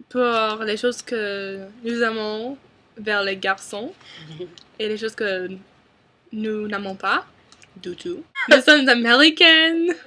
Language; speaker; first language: French; non-native, learner; English